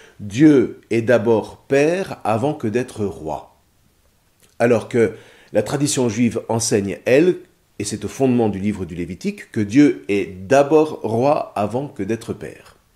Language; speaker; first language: French; native; French